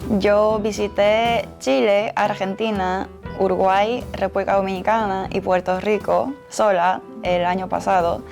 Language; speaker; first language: Spanish; non-native, fluent; Japanese